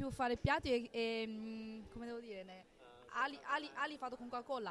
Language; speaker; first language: Italian; non-native, learner; Chinese